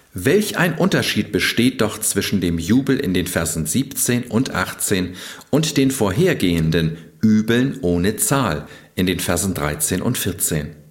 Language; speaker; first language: German; native; German